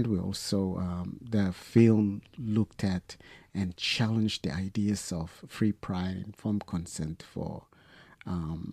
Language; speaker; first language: English; non-native, fluent; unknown